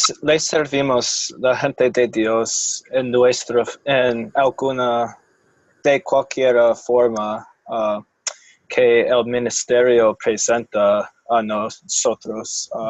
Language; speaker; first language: Spanish; non-native, fluent; English